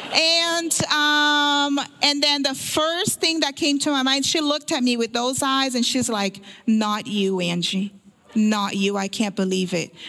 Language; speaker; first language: English; early bilingual, other home language; Portuguese